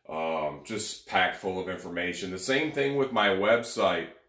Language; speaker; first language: English; native; English